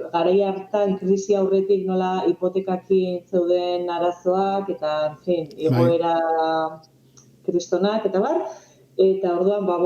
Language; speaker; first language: Basque; non-native, local second language; Spanish